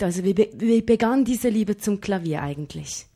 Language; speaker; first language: German; native; German